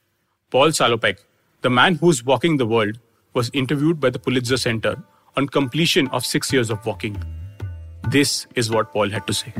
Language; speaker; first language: English; non-native, local second language; Hindi